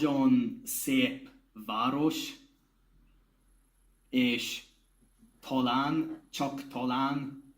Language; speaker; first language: Hungarian; non-native, learner; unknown